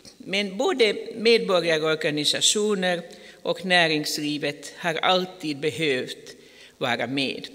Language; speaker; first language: Swedish; non-native, fluent; Finnish